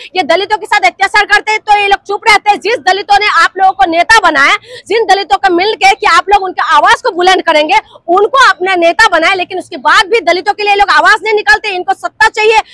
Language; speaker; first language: Hindi; non-native, local second language; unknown